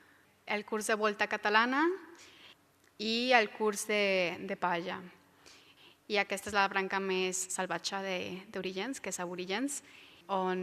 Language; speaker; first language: Catalan; non-native, local second language; Spanish